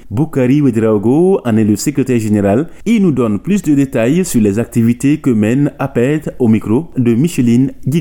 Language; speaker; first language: French; non-native, local second language; Mossi